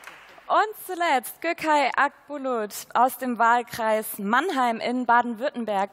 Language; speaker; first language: German; native; German